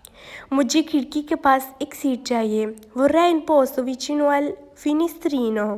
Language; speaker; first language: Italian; non-native, learner; Urdu